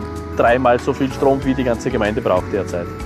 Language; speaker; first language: German; native; German